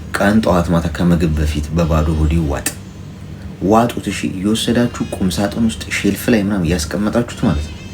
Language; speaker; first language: Amharic; native; Amharic